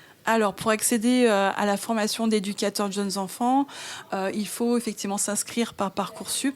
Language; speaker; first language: French; native; French